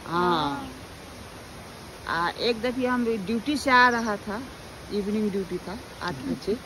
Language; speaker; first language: Hindi; non-native, local second language; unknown